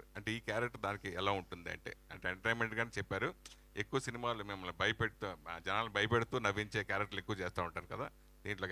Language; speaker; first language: Telugu; native; Telugu